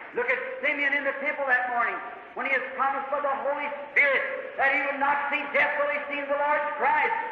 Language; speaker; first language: English; native; English